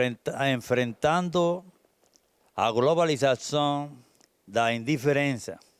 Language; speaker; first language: Portuguese; non-native, learner; Spanish